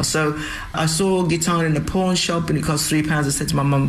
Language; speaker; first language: English; native; English